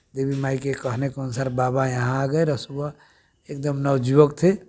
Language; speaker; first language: Hindi; native; Hindi